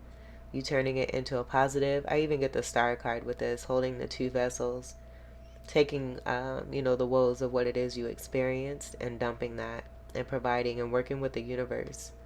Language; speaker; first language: English; native; English